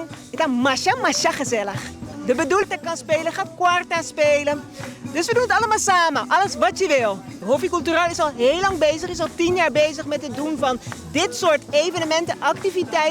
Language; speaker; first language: Dutch; non-native, local second language; Papiamento